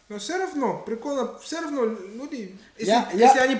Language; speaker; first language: Russian; non-native, fluent; English